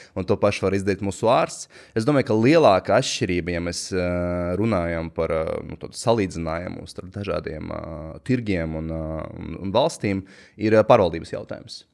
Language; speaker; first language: Latvian; native; Latvian